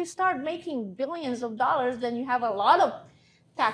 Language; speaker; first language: English; non-native, fluent; Hungarian